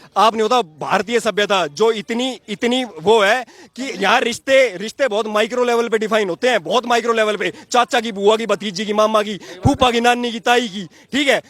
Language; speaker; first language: Hindi; native; Hindi